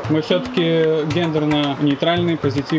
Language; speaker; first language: Russian; native; Russian